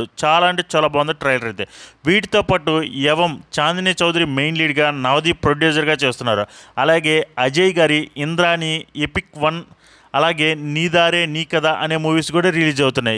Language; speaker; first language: Telugu; native; Telugu